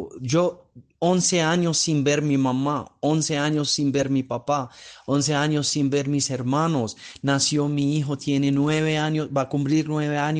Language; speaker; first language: Spanish; non-native, fluent; Arabic